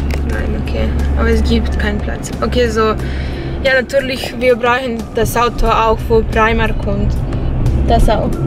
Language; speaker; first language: German; non-native, fluent; Bosnian